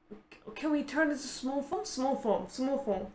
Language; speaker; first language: English; native; English